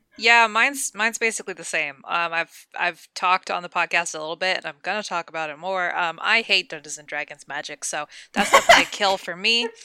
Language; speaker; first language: English; native; English